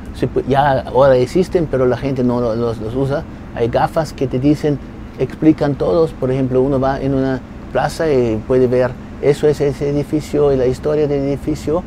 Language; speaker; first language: Spanish; non-native, fluent; German